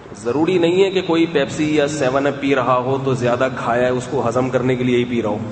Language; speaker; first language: Urdu; native; Urdu